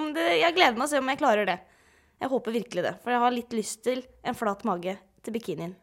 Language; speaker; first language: Norwegian; native; Norwegian